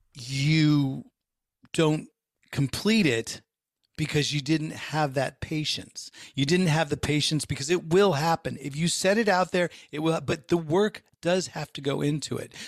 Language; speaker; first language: English; native; English